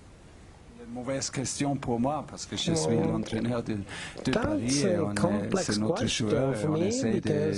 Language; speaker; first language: French; non-native, fluent; German